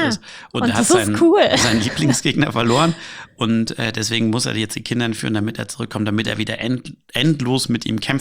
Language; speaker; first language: German; native; German